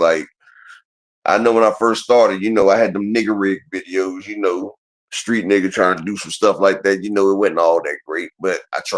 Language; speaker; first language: English; native; English